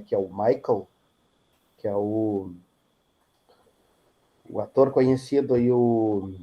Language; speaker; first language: Portuguese; native; Portuguese